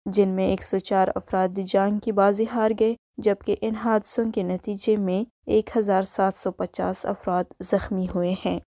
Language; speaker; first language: Urdu; non-native, local second language; Baluchi